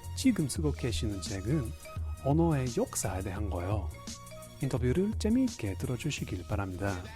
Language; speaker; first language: Korean; non-native, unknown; English